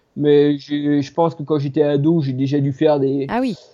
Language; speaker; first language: French; native; French